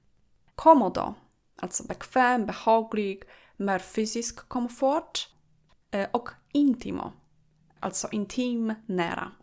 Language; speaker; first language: Swedish; non-native, fluent; Polish